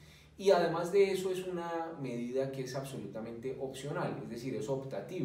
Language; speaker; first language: Spanish; native; Spanish